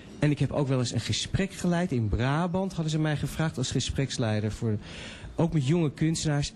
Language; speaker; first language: Dutch; native; Dutch